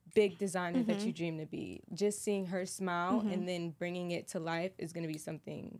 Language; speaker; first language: English; native; English